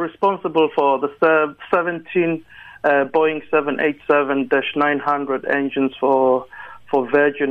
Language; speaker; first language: English; non-native, local second language; Tsonga